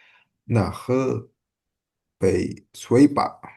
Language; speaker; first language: Chinese; non-native, learner; Indonesian